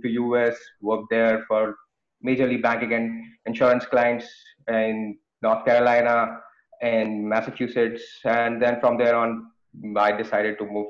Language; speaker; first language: English; non-native, local second language; Hindi